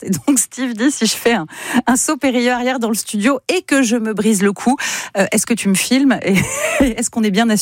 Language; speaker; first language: French; native; French